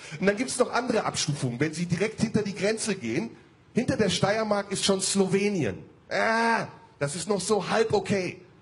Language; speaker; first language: German; early bilingual, other home language; Turkish